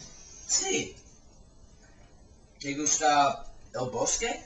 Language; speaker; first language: Spanish; non-native, learner; English